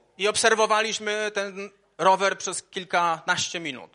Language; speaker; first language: Czech; non-native, learner; Polish